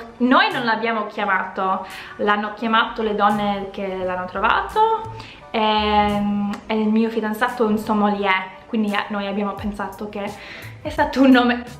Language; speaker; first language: Italian; non-native, fluent; English